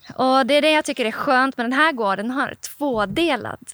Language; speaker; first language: Swedish; non-native, fluent; Norwegian